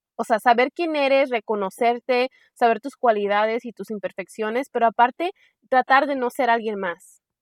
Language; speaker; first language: Spanish; early bilingual, heritage; Spanish